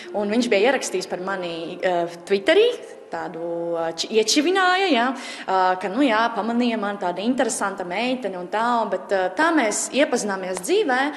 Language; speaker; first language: Latvian; early bilingual, other home language; Japanese